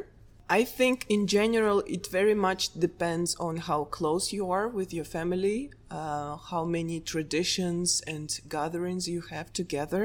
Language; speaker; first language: English; non-native, fluent; Russian